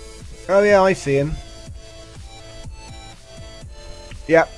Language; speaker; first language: English; native; English